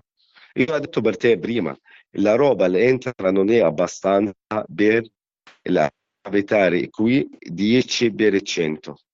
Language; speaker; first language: Italian; non-native, learner; Arabic